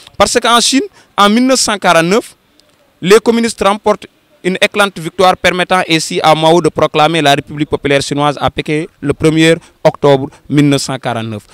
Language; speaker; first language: French; non-native, local second language; Wolof